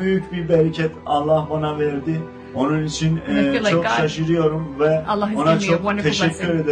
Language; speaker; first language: Turkish; non-native, fluent; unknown